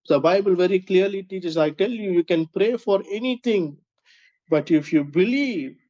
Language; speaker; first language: English; non-native, local second language; Tamil